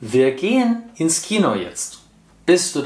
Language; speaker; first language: German; non-native, fluent; Russian